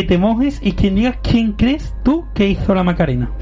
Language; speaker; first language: Spanish; native; Spanish